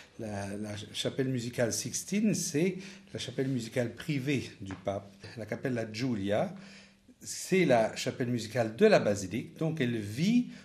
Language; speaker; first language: French; native; French